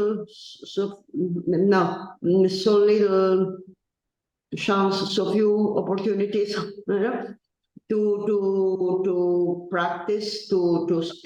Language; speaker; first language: English; non-native, learner; Italian